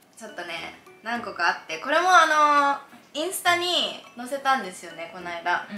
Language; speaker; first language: Japanese; native; Japanese